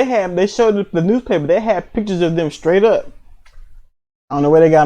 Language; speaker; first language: English; native; English